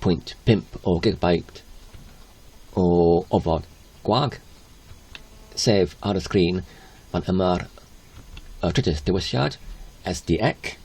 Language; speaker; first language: Welsh; non-native, learner; Polish